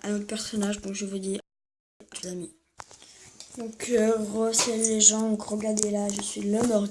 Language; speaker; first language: French; native; French